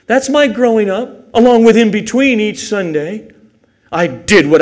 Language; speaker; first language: English; native; English